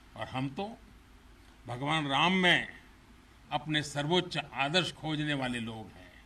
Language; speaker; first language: Hindi; non-native, local second language; Gujarati